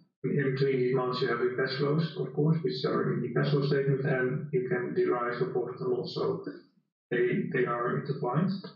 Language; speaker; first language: English; non-native, fluent; Dutch